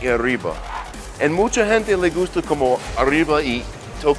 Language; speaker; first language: Spanish; non-native, learner; English